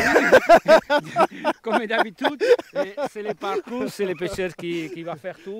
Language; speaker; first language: French; non-native, learner; Spanish